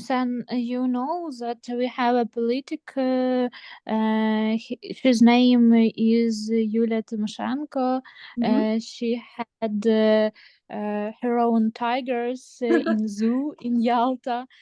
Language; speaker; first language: English; non-native, learner; Ukrainian